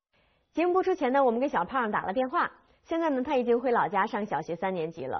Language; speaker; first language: Chinese; native; Chinese